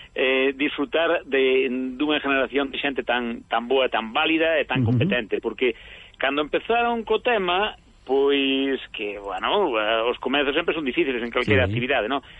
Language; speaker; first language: Galician; native; Galician